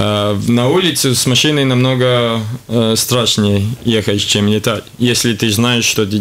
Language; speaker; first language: Russian; non-native, local second language; Latvian